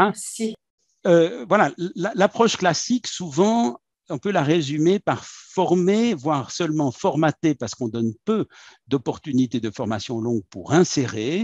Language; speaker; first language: French; native; French